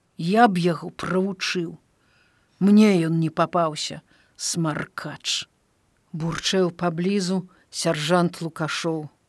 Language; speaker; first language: Belarusian; native; Belarusian